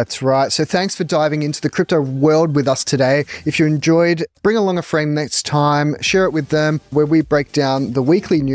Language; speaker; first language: English; native; English